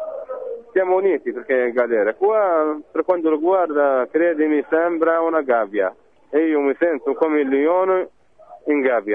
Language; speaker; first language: Italian; non-native, fluent; Arabic